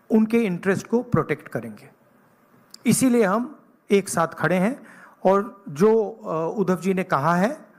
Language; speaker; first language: Hindi; native; Hindi